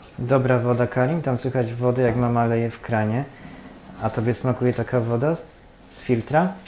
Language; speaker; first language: Polish; native; Polish